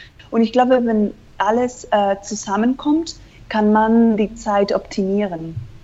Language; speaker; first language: German; non-native, fluent; Spanish